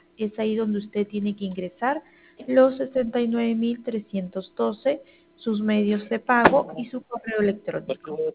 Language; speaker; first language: Spanish; native; Spanish